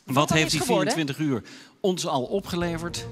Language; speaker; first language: Dutch; native; Dutch